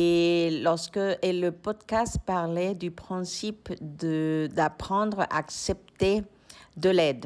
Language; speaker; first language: French; non-native, fluent; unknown